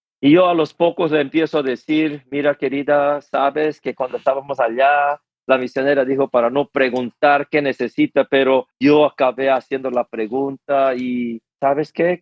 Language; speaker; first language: Spanish; non-native, fluent; Korean